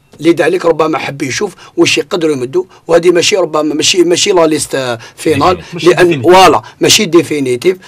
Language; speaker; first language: Arabic; native; Arabic